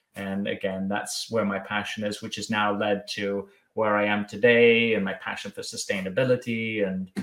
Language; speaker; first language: English; native; English